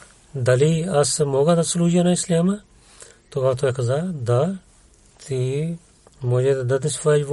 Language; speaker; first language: Bulgarian; non-native, learner; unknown